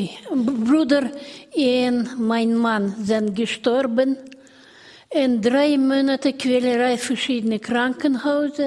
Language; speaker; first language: German; non-native, learner; Russian